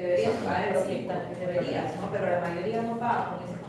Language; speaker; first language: Spanish; native; Spanish